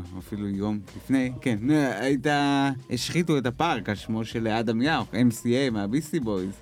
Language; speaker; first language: Hebrew; native; Hebrew